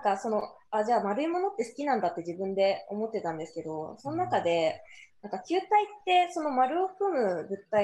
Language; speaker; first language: Japanese; native; Japanese